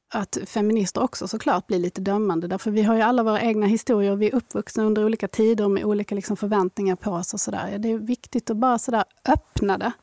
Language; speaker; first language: Swedish; native; Swedish